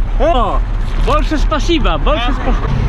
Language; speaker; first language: Russian; non-native, learner; Polish